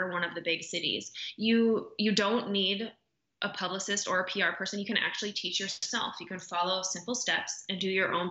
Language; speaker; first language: English; native; English